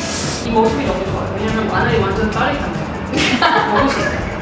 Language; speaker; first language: Korean; non-native, learner; Italian